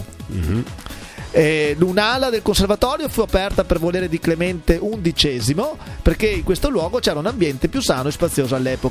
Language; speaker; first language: Italian; native; Italian